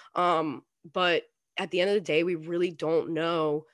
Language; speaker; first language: English; native; English